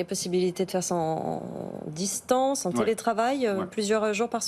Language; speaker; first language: French; native; French